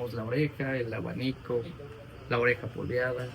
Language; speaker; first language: Spanish; native; Spanish